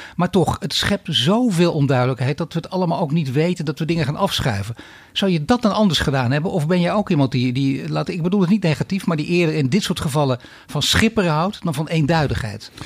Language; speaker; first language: Dutch; native; Dutch